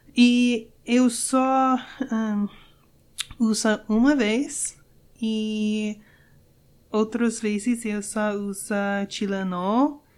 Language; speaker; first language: Portuguese; non-native, learner; English